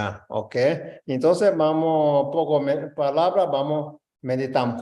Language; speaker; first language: Spanish; non-native, learner; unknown